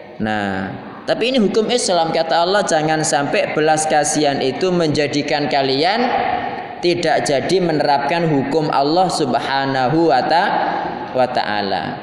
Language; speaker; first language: Indonesian; non-native, local second language; Javanese